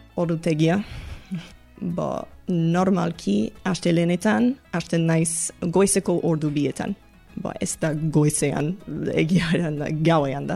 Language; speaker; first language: Basque; non-native, learner; English